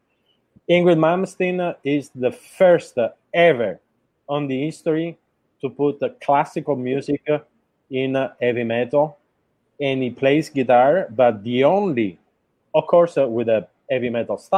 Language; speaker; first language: English; non-native, fluent; Italian